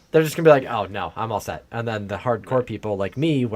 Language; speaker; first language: English; native; English